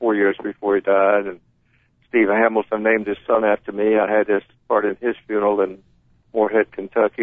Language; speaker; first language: English; native; English